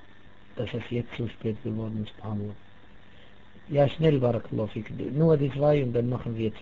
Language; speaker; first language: German; non-native, fluent; Arabic